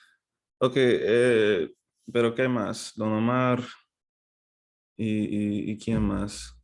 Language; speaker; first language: Spanish; non-native, fluent; English